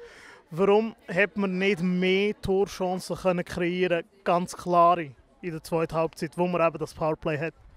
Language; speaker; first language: German; native; German